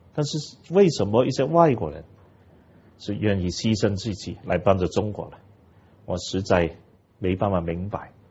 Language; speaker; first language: Chinese; non-native, local second language; Cantonese